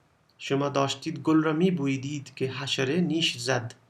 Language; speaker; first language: Persian; non-native, fluent; Urdu